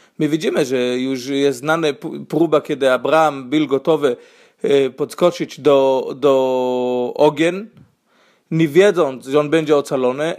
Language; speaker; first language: Polish; non-native, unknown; Hebrew